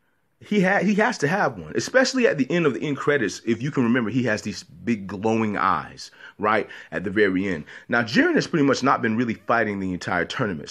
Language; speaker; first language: English; native; English